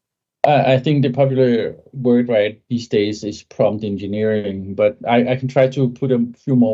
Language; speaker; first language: English; non-native, fluent; Danish